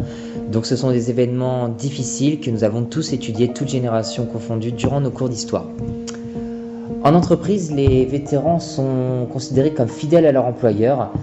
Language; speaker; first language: French; native; French